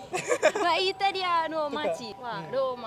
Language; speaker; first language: Japanese; non-native, fluent; Italian